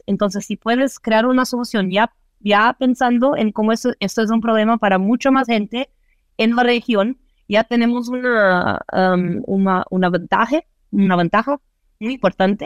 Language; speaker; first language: Spanish; non-native, fluent; Portuguese